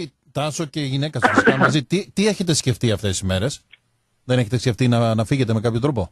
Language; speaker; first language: Greek; native; Greek